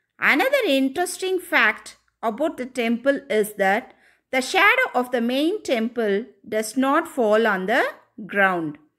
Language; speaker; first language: English; non-native, local second language; Tamil